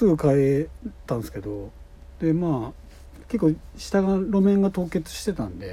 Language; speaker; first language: Japanese; native; Japanese